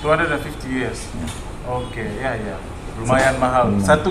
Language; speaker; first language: Indonesian; non-native, fluent; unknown